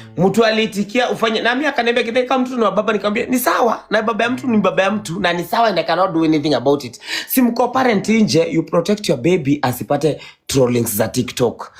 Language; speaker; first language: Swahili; non-native, local second language; Kikuyu